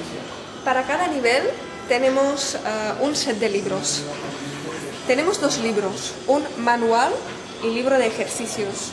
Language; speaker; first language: Spanish; non-native, fluent; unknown